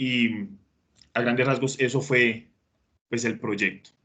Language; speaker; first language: Spanish; native; Spanish